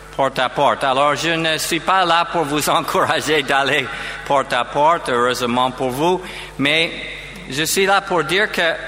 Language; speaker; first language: French; non-native, fluent; English